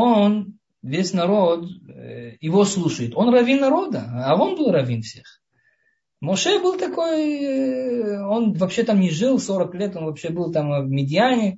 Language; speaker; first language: Russian; early bilingual, heritage; Russian